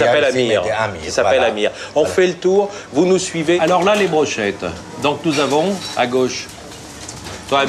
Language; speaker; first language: French; native; French